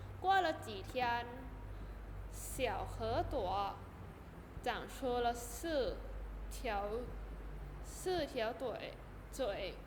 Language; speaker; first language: Chinese; non-native, fluent; Thai